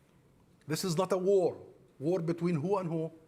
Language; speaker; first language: English; non-native, fluent; Arabic